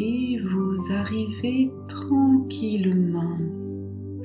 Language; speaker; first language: French; native; French